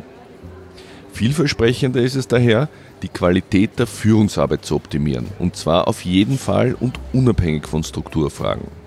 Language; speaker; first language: German; native; German